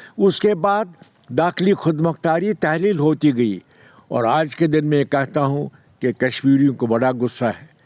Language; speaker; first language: Urdu; non-native, local second language; Kashmiri